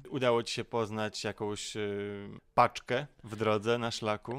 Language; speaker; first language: Polish; native; Polish